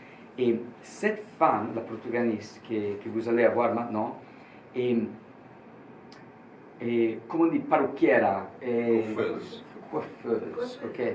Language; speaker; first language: French; non-native, learner; Italian